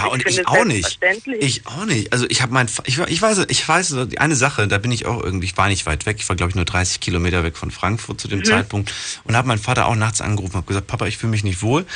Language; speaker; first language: German; native; German